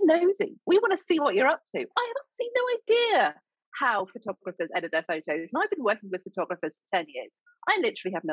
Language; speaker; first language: English; native; English